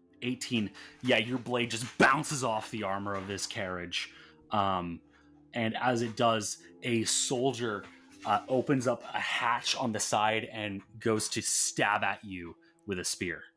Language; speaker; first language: English; native; English